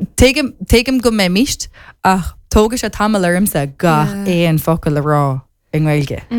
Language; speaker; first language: Irish; non-native, local second language; English